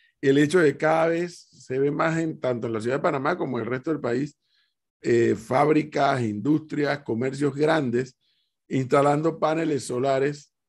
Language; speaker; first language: Spanish; native; Spanish